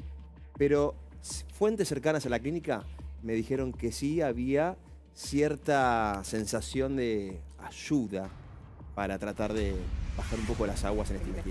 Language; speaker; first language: Spanish; native; Spanish